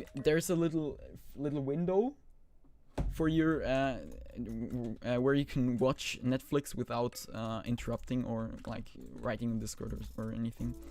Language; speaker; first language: English; non-native, fluent; German